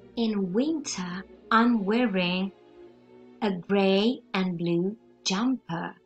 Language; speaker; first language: English; non-native, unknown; Italian